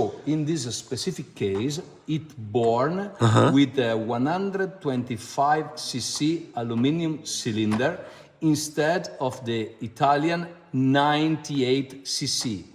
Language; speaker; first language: English; non-native, fluent; Italian